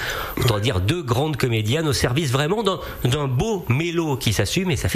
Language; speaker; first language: French; native; French